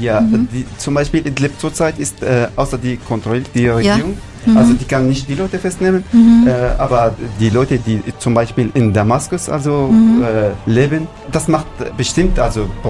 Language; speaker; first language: German; non-native, learner; Arabic